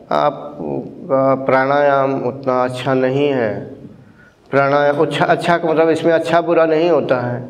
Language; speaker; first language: Hindi; native; Hindi